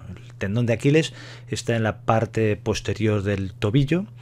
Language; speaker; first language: Spanish; native; Spanish